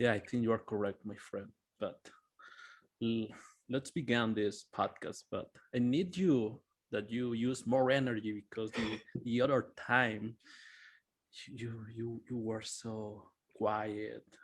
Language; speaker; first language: English; non-native, fluent; Spanish